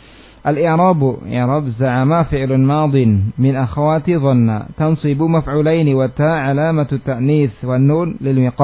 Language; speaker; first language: Arabic; non-native, fluent; Indonesian